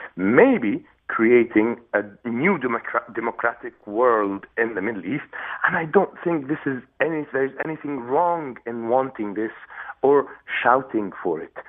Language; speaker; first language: English; non-native, fluent; Arabic